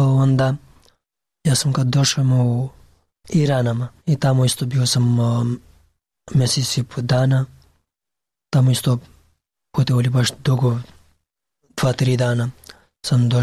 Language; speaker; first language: Serbian; non-native, learner; Pashto